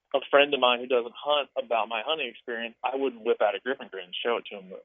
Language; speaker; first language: English; native; English